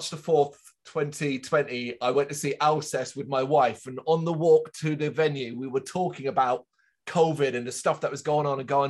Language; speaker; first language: English; native; English